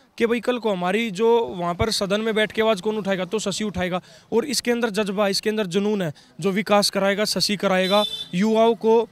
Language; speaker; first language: Hindi; native; Hindi